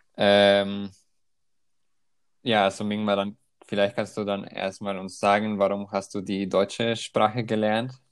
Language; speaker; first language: German; non-native, fluent; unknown